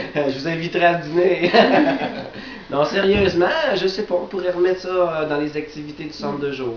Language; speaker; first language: French; native; French